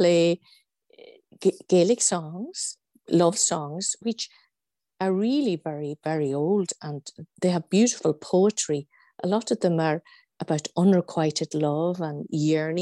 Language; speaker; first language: English; native; English